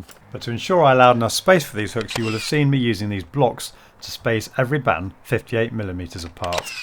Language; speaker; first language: English; native; English